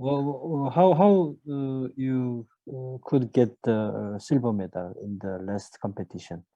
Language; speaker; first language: English; non-native, learner; Korean